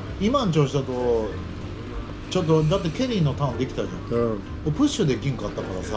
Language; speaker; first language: Japanese; native; Japanese